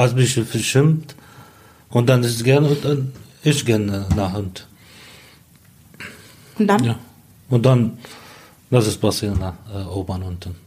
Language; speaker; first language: German; non-native, learner; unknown